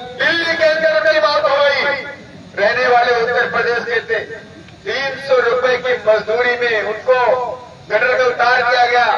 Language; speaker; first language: Hindi; native; Hindi